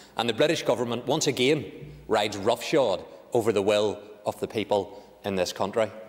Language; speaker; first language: English; native; English